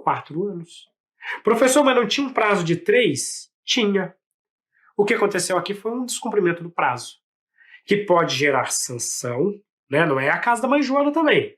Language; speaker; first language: Portuguese; native; Portuguese